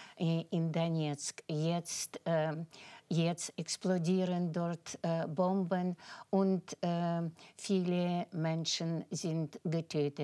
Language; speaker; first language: German; non-native, fluent; Russian